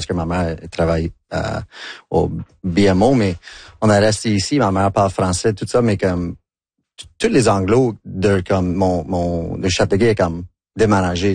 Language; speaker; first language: French; non-native, local second language; English